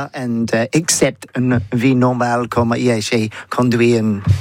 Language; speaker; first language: French; non-native, learner; English